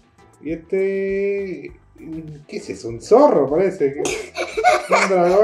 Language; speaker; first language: Spanish; native; Spanish